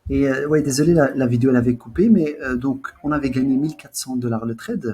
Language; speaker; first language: French; native; French